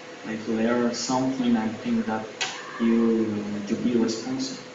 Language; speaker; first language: English; non-native, learner; Spanish